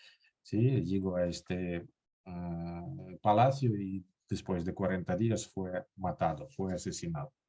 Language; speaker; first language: Spanish; non-native, fluent; Russian